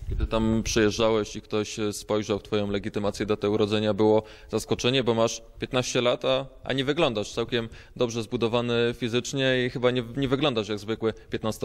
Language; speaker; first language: Polish; native; Polish